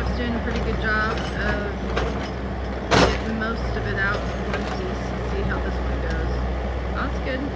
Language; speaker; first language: English; native; English